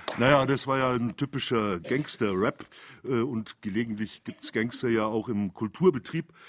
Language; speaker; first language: German; native; German